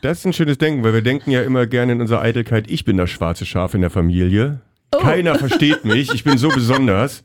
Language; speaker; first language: German; native; German